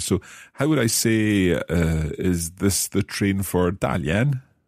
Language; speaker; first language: English; native; English